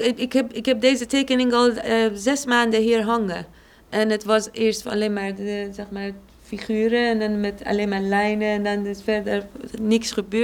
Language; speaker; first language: Dutch; non-native, fluent; Persian